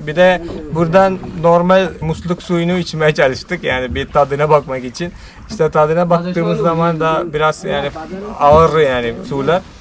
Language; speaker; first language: Turkish; non-native, fluent; Malayalam